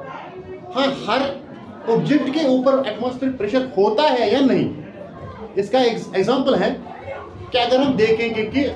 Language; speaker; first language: Hindi; non-native, local second language; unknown